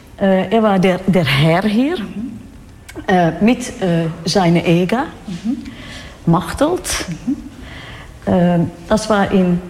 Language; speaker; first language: German; non-native, learner; Dutch